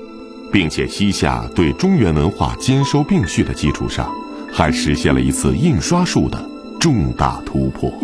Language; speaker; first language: Chinese; native; Chinese